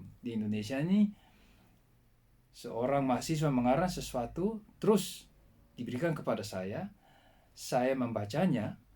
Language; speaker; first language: Indonesian; non-native, fluent; Dutch